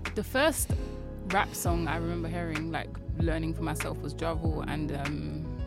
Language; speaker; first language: English; early bilingual, other home language; Yoruba